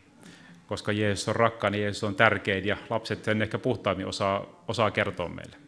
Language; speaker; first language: Finnish; native; Finnish